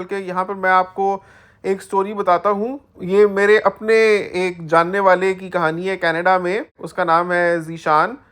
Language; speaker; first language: Urdu; native; Urdu